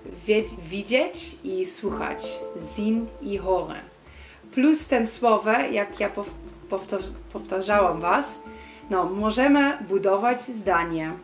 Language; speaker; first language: Polish; non-native, learner; Dutch